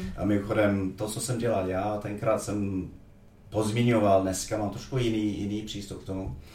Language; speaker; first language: Czech; non-native, fluent; English